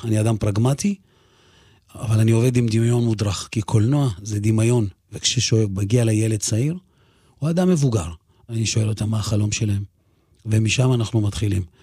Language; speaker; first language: Hebrew; early bilingual, other home language; Russian